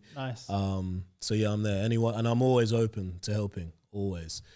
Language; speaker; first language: English; native; English